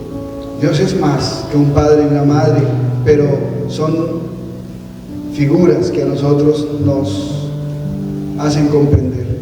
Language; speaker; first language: Spanish; native; Spanish